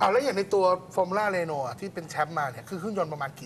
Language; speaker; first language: Thai; native; Thai